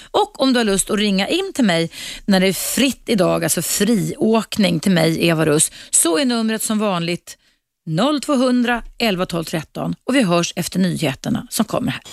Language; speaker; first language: Swedish; native; Swedish